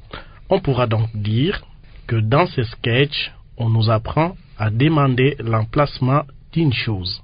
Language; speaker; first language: French; non-native, local second language; Lingala